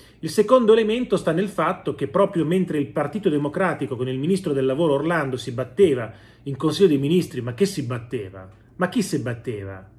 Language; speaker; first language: Italian; native; Italian